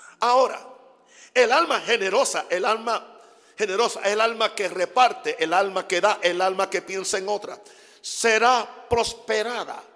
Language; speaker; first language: Spanish; non-native, fluent; English